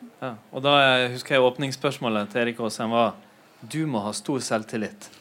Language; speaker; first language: Norwegian; native; Norwegian